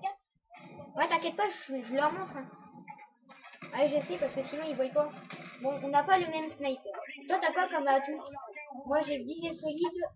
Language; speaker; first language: French; native; French